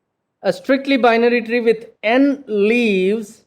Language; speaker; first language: English; non-native, local second language; Gujarati